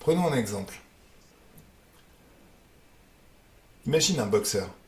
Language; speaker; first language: French; native; French